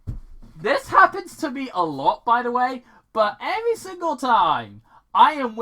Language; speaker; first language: English; native; English